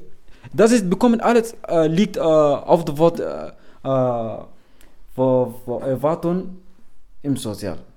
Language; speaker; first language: German; non-native, learner; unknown